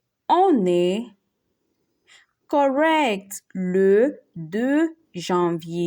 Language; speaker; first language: French; non-native, fluent; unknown